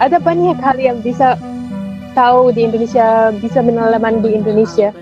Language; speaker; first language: Indonesian; non-native, fluent; Arabic